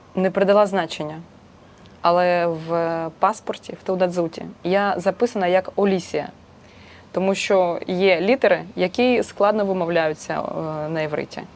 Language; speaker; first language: Ukrainian; non-native, local second language; Russian